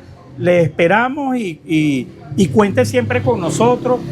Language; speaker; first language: Spanish; native; Spanish